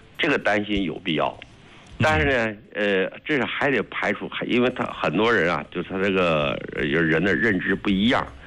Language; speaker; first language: Chinese; native; Chinese